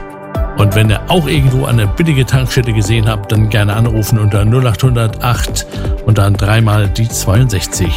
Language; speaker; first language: German; native; German